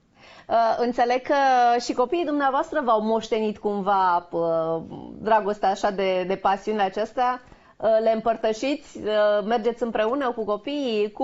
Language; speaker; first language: Romanian; native; Romanian